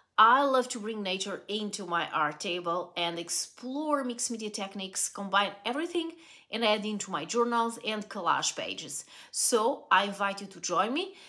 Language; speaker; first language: English; non-native, fluent; Portuguese